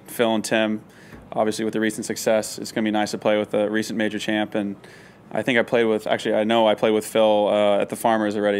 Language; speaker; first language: English; native; English